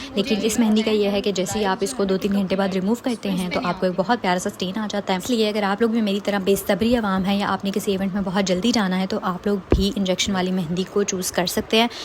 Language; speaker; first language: Urdu; non-native, local second language; Punjabi